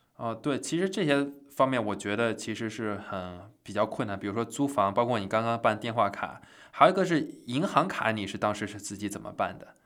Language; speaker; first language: Chinese; native; Chinese